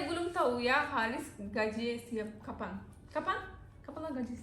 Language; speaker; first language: Indonesian; non-native, learner; Turkish